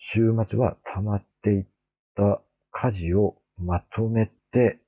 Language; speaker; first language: Japanese; non-native, fluent; Korean